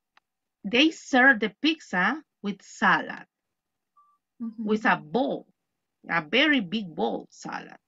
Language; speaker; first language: English; non-native, fluent; Spanish